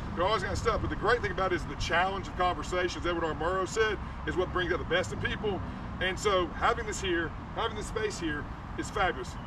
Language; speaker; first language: English; native; English